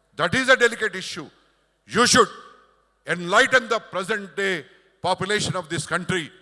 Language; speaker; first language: English; non-native, local second language; Telugu